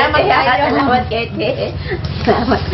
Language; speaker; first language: Filipino; non-native, local second language; Cebuano